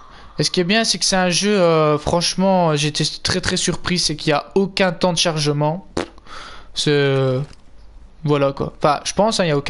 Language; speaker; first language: French; native; French